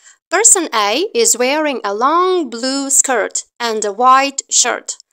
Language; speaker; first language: English; non-native, fluent; Ukrainian